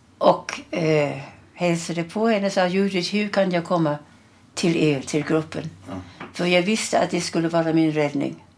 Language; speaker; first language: Swedish; early bilingual, other home language; German